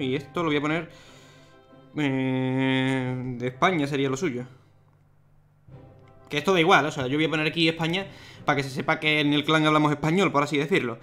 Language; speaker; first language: Spanish; native; Spanish